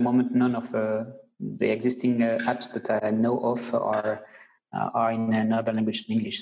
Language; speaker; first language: English; non-native, fluent; French